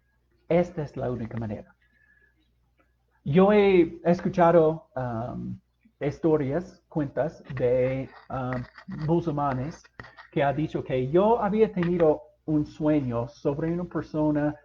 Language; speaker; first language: Spanish; non-native, fluent; English